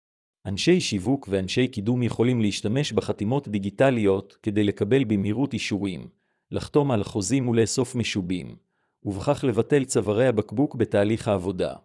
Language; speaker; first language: Hebrew; native; Hebrew